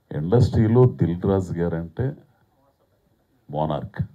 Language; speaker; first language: Telugu; native; Telugu